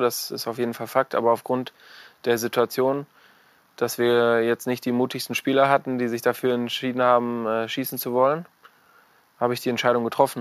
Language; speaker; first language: German; native; German